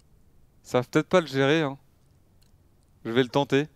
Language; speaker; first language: French; native; French